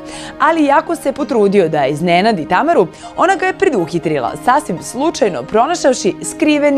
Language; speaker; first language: Croatian; native; Croatian